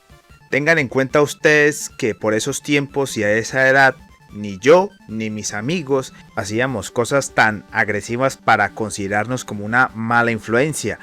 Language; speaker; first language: Spanish; native; Spanish